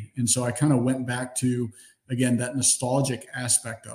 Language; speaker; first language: English; native; English